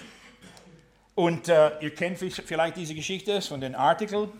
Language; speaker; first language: German; non-native, fluent; English